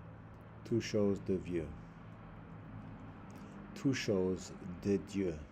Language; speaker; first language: French; non-native, learner; English